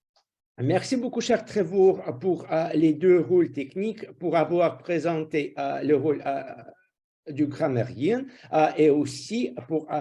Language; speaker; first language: French; non-native, fluent; Russian